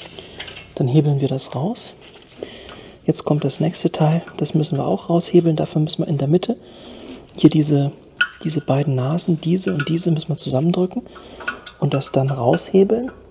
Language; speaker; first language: German; native; German